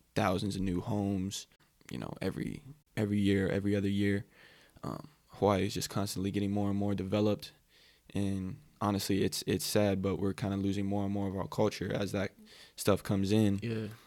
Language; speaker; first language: English; native; English